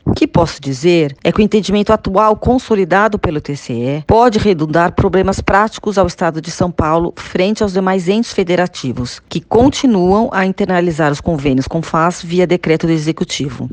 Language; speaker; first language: Portuguese; native; Portuguese